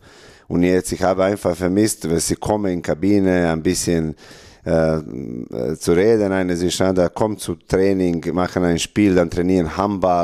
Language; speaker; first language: German; non-native, learner; Serbian